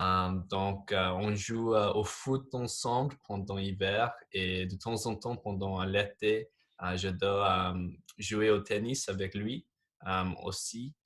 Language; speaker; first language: French; non-native, fluent; English